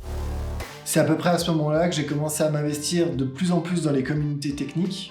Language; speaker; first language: French; native; French